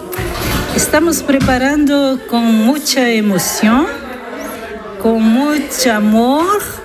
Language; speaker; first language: Spanish; non-native, learner; Italian